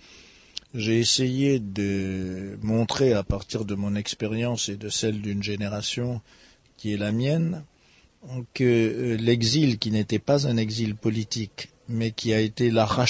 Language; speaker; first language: French; non-native, local second language; Lingala